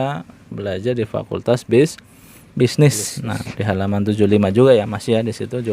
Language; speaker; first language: Indonesian; native; Indonesian